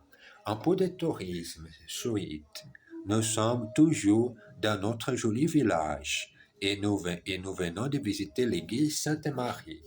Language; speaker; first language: French; non-native, learner; German